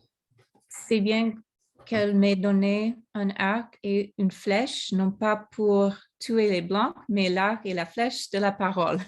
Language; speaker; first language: French; non-native, fluent; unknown